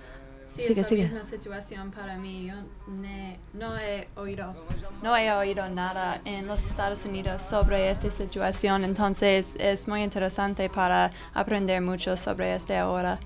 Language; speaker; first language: Spanish; non-native, learner; English